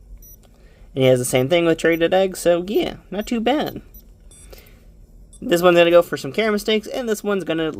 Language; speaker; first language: English; native; English